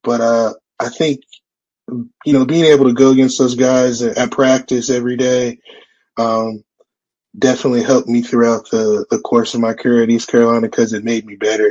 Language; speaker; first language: English; native; English